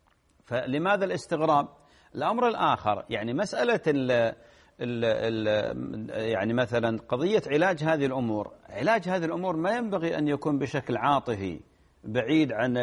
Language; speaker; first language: Arabic; native; Arabic